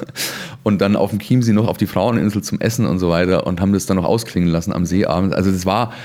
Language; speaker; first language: German; native; German